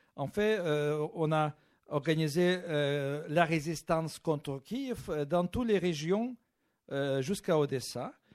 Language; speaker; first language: French; non-native, fluent; Russian